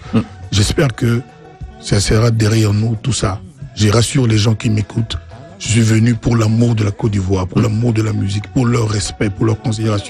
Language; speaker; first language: French; non-native, local second language; Lingala